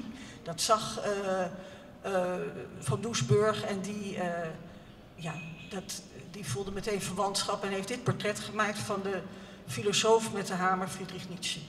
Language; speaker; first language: Dutch; native; Dutch